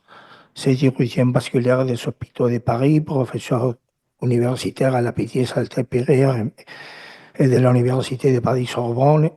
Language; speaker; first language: French; non-native, learner; Spanish